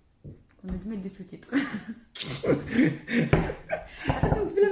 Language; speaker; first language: French; native; French